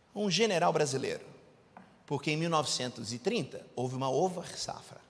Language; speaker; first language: Portuguese; native; Portuguese